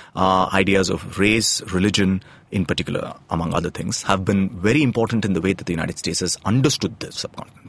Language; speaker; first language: English; non-native, local second language; Tamil